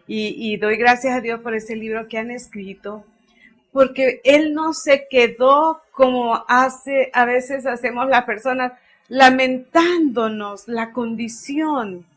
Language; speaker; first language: Spanish; native; Spanish